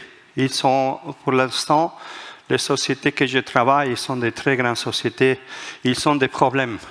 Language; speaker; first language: French; non-native, fluent; Spanish